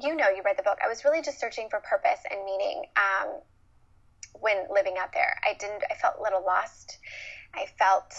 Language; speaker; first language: English; native; English